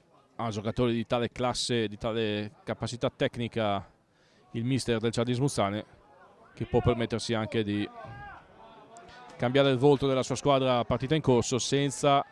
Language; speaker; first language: Italian; native; Italian